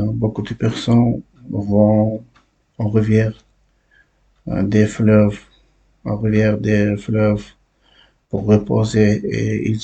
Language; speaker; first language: French; non-native, learner; Uzbek